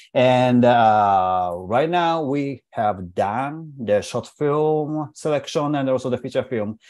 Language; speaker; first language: English; non-native, fluent; Japanese